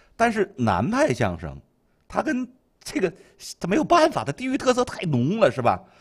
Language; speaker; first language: Chinese; native; Chinese